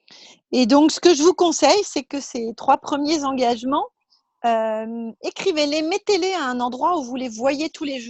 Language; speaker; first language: French; native; French